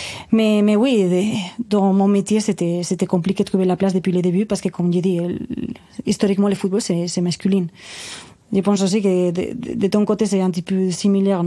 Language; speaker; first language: French; non-native, fluent; Spanish